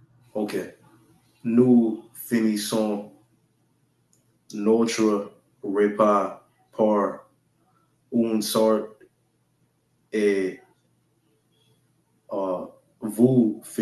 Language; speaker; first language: French; non-native, learner; English